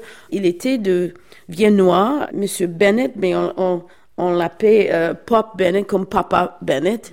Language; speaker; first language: French; non-native, fluent; English